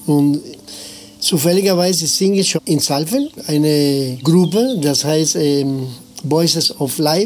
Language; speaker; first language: German; non-native, fluent; Spanish